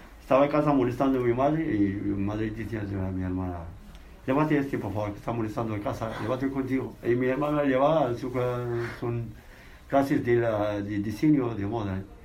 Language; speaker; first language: Spanish; non-native, learner; Arabic